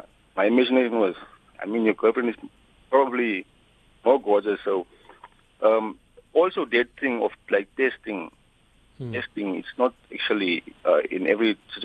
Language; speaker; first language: English; non-native, local second language; Afrikaans